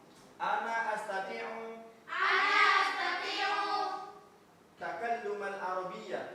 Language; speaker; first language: Arabic; non-native, fluent; Indonesian